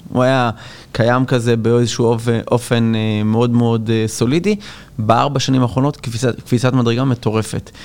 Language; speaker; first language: Hebrew; native; Hebrew